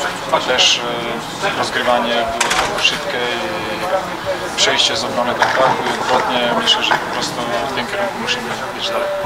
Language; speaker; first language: Polish; non-native, fluent; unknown